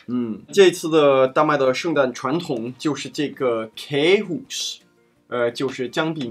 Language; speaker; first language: Chinese; non-native, fluent; Danish